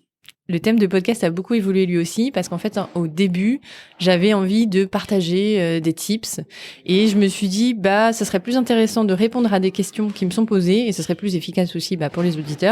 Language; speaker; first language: French; native; French